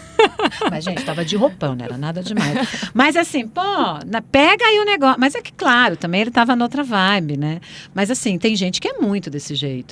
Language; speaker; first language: Portuguese; native; Portuguese